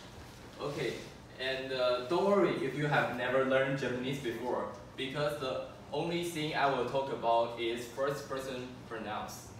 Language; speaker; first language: English; non-native, fluent; Chinese